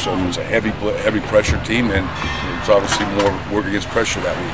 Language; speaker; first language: English; native; English